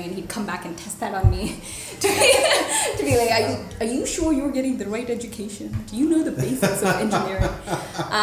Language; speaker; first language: English; non-native, local second language; Telugu